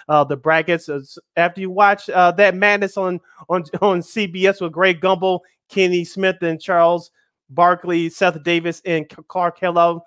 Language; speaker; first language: English; native; English